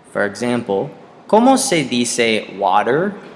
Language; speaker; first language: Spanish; non-native, fluent; English